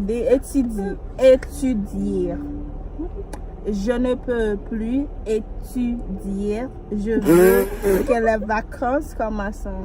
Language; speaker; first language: French; non-native, learner; Haitian Creole